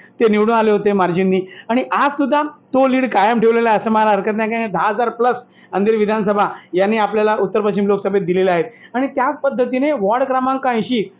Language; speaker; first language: Marathi; native; Marathi